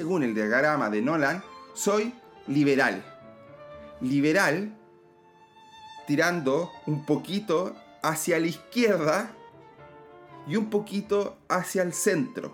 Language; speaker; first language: Spanish; native; Spanish